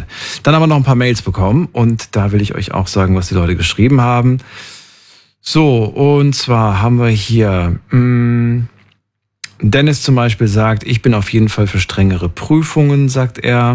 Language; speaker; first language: German; native; German